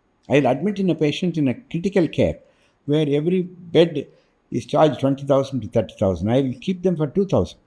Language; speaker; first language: English; non-native, local second language; Tamil